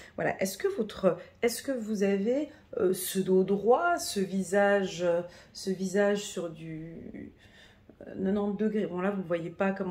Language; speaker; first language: French; native; French